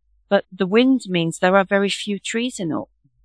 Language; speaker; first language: English; native; English